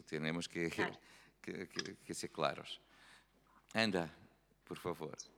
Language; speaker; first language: Spanish; non-native, learner; Portuguese